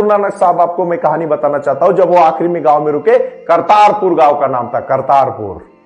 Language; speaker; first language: Hindi; non-native, local second language; Marathi